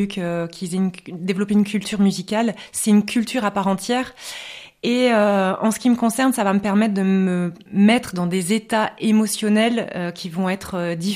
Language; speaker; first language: French; native; French